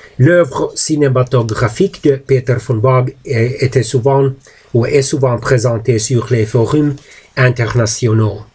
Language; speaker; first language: French; non-native, fluent; Finnish